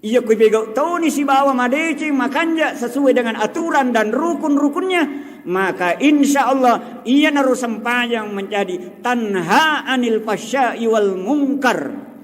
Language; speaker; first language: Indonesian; non-native, local second language; Buginese